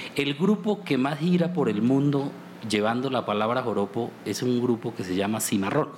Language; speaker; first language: Spanish; native; Spanish